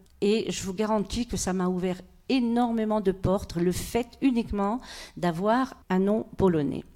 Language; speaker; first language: French; early bilingual, other home language; Polish